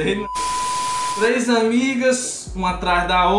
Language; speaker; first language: Portuguese; native; Portuguese